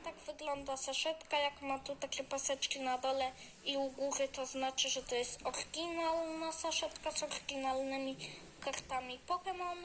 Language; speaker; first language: Polish; native; Polish